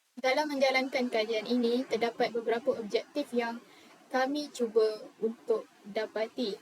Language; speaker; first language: Malay; native; Malay